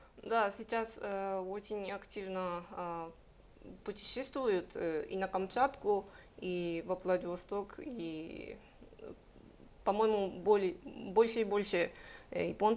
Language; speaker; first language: Russian; non-native, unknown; Japanese